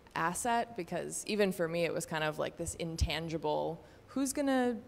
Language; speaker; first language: English; native; English